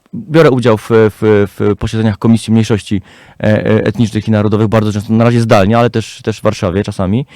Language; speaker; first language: Polish; native; Polish